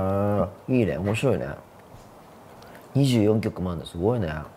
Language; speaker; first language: Japanese; native; Japanese